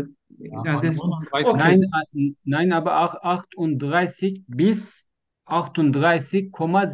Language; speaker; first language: German; non-native, learner; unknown